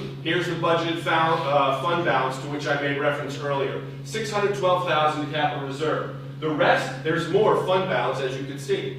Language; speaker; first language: English; native; English